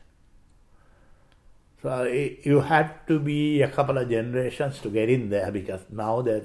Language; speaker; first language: English; non-native, local second language; Sinhala